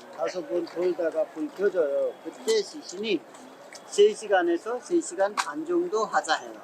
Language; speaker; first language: Korean; non-native, fluent; Hindi